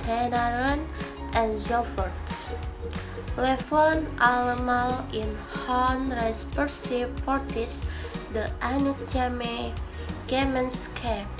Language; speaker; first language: Dutch; non-native, learner; Indonesian